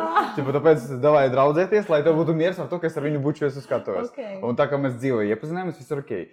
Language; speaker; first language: Latvian; non-native, local second language; Russian